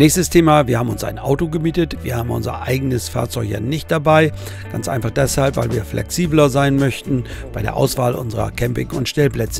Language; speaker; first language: German; native; German